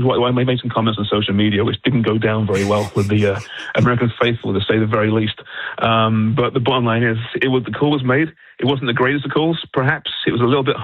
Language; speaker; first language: English; native; English